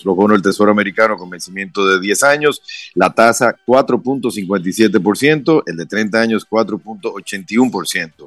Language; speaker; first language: Spanish; native; Spanish